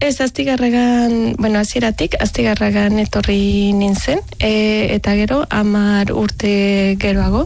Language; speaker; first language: Basque; non-native, learner; Spanish